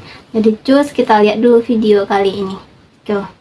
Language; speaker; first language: Indonesian; native; Indonesian